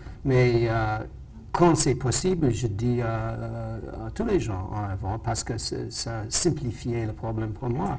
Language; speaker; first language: French; non-native, fluent; English